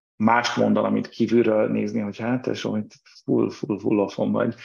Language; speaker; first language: Hungarian; native; Hungarian